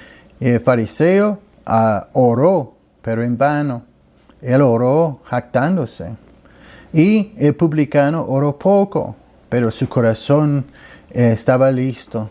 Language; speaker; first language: Spanish; non-native, learner; English